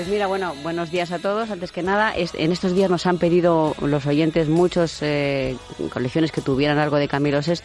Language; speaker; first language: Spanish; native; Spanish